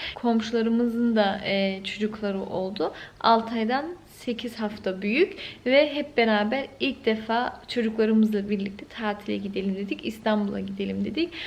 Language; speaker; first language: Turkish; early bilingual, heritage; Turkish